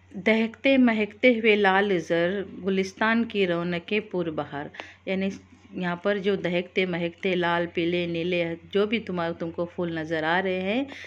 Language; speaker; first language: Urdu; native; Urdu